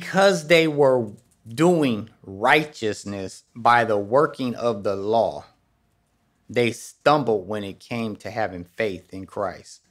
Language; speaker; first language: English; native; English